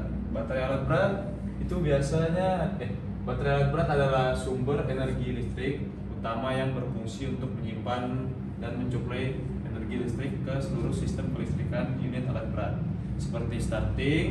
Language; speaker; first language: Indonesian; native; Indonesian